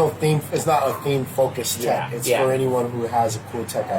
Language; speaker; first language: English; native; English